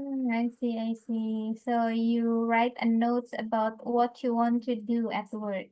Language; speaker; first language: English; non-native, fluent; Indonesian